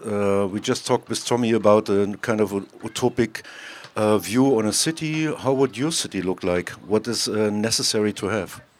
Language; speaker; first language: English; non-native, fluent; German